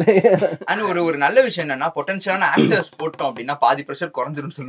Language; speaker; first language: Tamil; native; Tamil